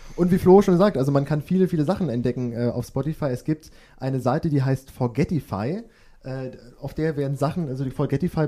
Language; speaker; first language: German; native; German